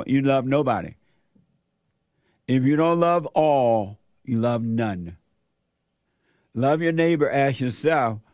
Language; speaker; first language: English; native; English